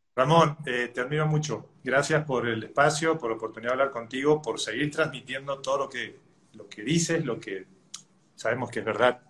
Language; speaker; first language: Spanish; native; Spanish